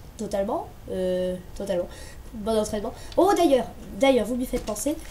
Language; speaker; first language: French; native; French